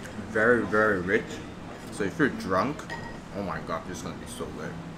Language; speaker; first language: English; non-native, fluent; Japanese